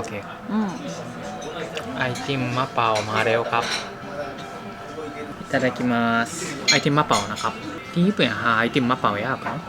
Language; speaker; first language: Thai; non-native, learner; Japanese